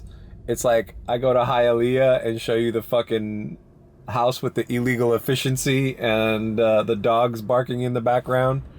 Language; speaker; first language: English; early bilingual, other home language; Spanish